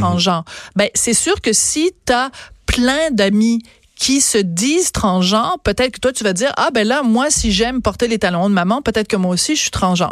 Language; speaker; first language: French; native; French